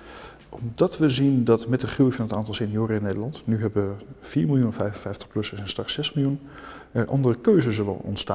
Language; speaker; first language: Dutch; native; Dutch